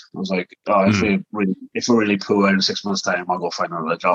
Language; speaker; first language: English; native; English